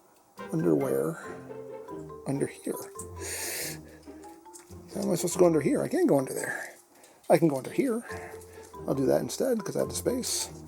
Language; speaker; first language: English; native; English